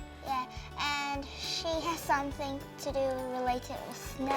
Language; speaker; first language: English; non-native, fluent; Vietnamese